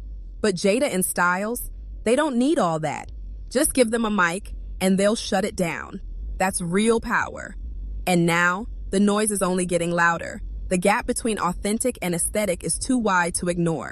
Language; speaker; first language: English; native; English